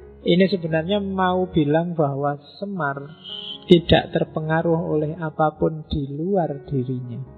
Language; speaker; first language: Indonesian; non-native, local second language; Javanese